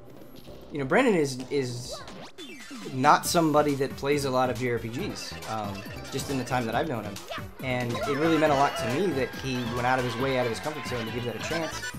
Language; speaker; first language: English; native; English